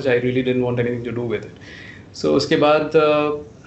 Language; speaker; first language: English; non-native, local second language; Bangla